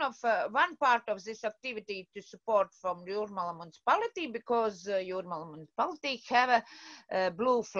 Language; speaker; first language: English; non-native, learner; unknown